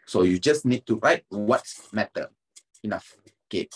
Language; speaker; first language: English; non-native, local second language; Malay